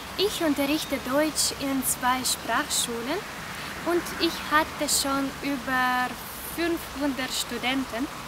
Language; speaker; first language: German; non-native, fluent; Russian